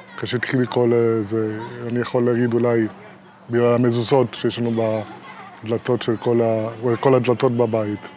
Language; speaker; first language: Hebrew; non-native, fluent; Spanish